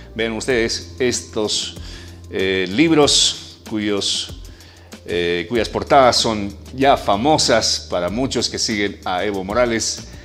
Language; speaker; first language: Spanish; native; Spanish